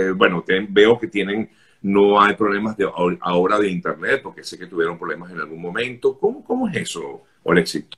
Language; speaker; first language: Spanish; native; Spanish